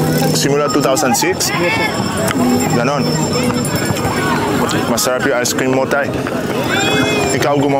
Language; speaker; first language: Filipino; non-native, learner; Arabic